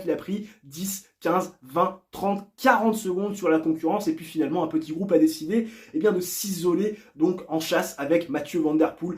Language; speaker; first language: French; native; French